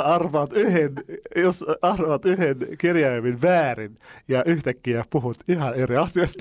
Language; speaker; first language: Finnish; non-native, fluent; Arabic